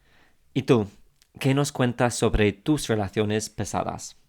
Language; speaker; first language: Spanish; non-native, fluent; English